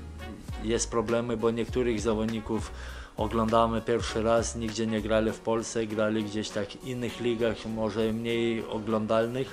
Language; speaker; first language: Polish; non-native, fluent; Lithuanian